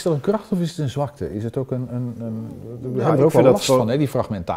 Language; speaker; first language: Dutch; native; Dutch